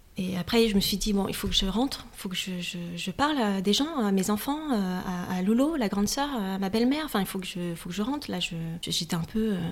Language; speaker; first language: French; native; French